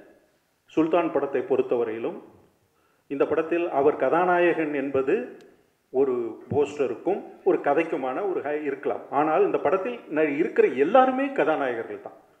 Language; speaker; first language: Tamil; native; Tamil